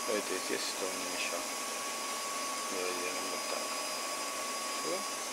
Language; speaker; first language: Russian; non-native, learner; Spanish